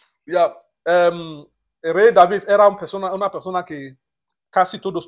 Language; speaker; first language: Spanish; non-native, learner; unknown